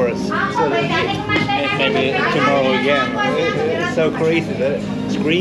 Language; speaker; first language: English; non-native, fluent; Swedish